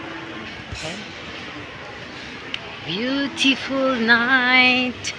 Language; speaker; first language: English; non-native, local second language; Filipino